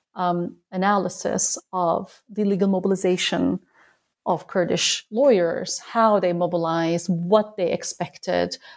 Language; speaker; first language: English; non-native, fluent; Turkish